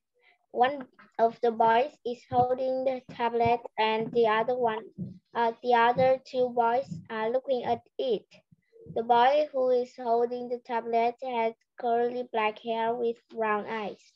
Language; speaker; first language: English; non-native, learner; Vietnamese